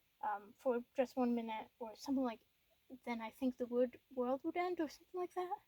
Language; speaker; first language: English; native; English